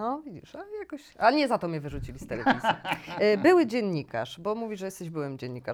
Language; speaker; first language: Polish; native; Polish